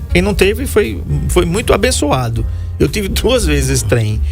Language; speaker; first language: Portuguese; native; Portuguese